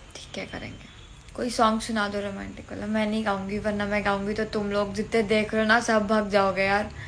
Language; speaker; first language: Hindi; native; Hindi